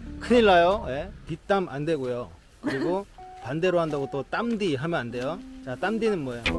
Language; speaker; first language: Korean; native; Korean